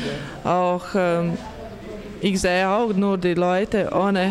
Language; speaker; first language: German; non-native, learner; Latvian